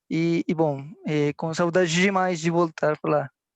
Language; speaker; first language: Portuguese; non-native, fluent; Spanish